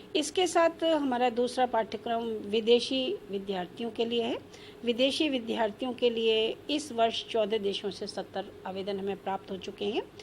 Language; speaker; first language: Hindi; native; Hindi